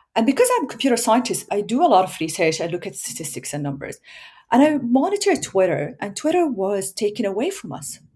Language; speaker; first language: English; non-native, fluent; Arabic